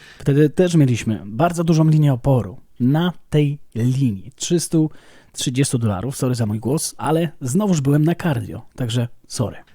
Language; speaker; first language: Polish; native; Polish